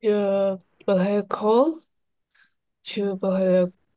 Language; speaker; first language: French; non-native, learner; Chinese